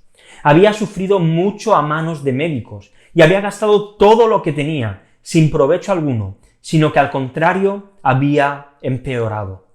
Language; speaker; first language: Spanish; native; Spanish